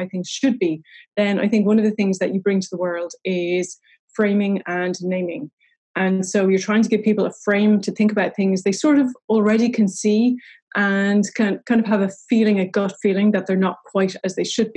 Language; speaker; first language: English; native; English